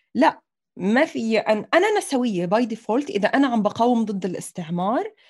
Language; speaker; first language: Arabic; native; Arabic